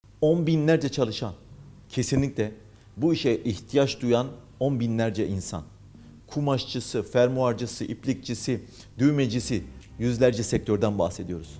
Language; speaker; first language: Turkish; native; Turkish